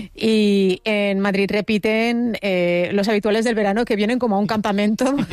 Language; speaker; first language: Spanish; native; Spanish